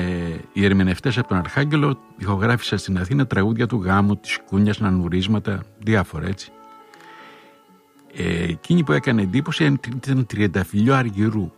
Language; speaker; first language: Greek; native; Greek